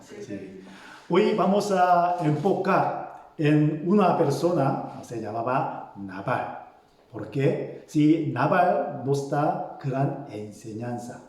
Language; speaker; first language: Spanish; non-native, fluent; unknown